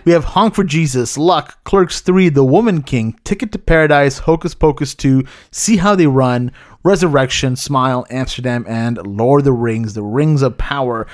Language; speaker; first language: English; early bilingual, other home language; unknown